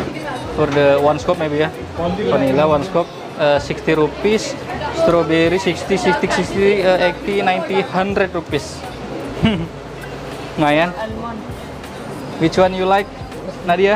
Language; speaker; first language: English; non-native, learner; Indonesian